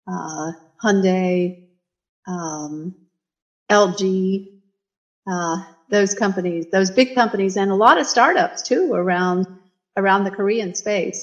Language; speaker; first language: English; native; English